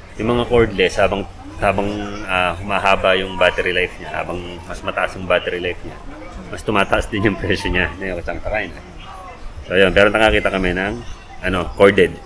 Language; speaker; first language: Filipino; native; Filipino